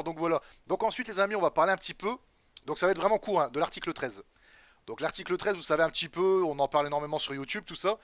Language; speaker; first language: French; native; French